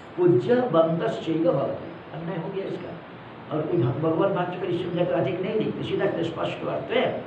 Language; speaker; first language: Hindi; non-native, local second language; Malayalam